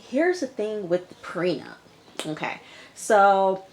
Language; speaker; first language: English; native; English